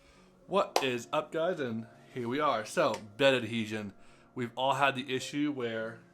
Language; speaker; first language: English; native; English